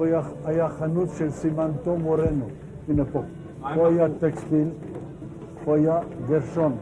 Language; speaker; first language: Hebrew; non-native, fluent; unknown